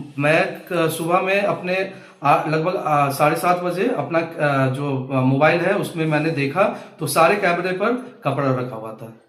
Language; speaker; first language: Hindi; native; Hindi